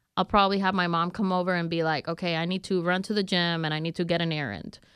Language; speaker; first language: English; non-native, fluent; Spanish